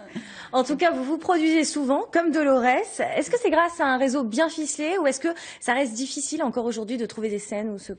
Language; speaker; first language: French; native; French